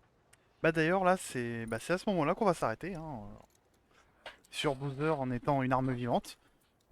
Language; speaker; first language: French; native; French